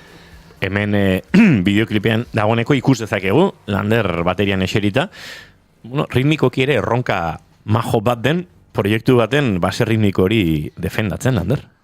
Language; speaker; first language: Basque; native; Basque